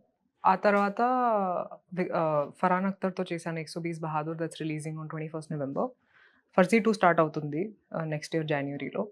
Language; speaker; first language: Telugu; non-native, local second language; Hindi